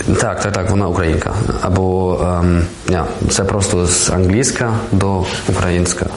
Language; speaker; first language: Ukrainian; non-native, learner; German